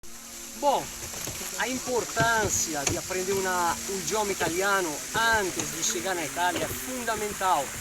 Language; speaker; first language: Portuguese; non-native, fluent; Italian